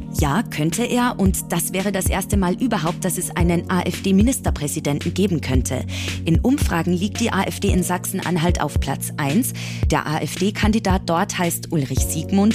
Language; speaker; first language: German; native; German